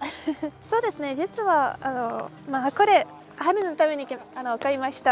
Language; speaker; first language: Japanese; non-native, fluent; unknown